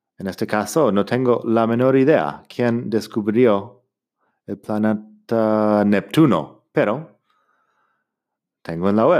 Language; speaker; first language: Spanish; non-native, fluent; English